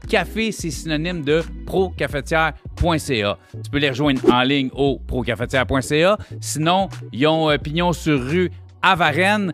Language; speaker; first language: French; native; French